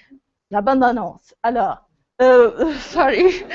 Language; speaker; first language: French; non-native, fluent; Portuguese